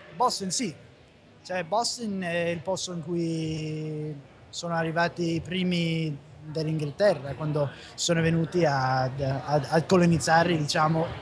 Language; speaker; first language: Italian; non-native, fluent; English